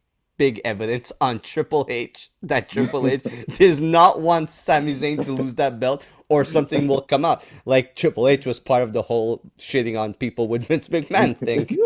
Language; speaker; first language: English; native; English